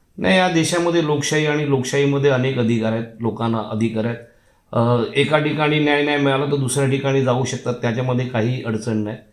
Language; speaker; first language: Marathi; native; Marathi